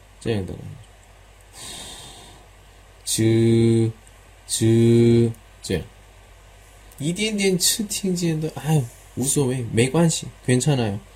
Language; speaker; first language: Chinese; non-native, learner; Korean